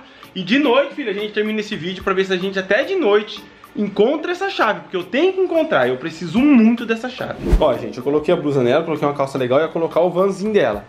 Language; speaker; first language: Portuguese; native; Portuguese